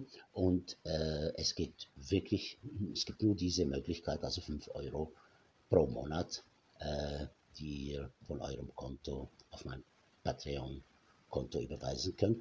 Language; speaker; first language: German; non-native, fluent; Arabic